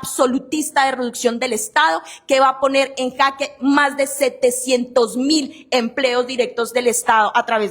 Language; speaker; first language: Spanish; native; Spanish